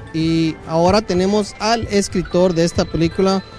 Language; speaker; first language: Spanish; native; Spanish